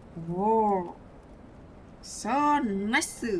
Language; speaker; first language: English; non-native, learner; Vietnamese